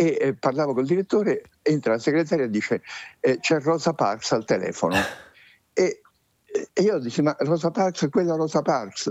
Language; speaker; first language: Italian; native; Italian